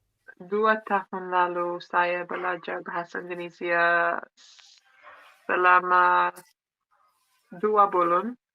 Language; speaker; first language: Indonesian; non-native, learner; English